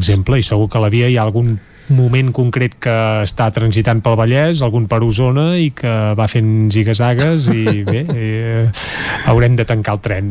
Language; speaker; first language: Catalan; native; Catalan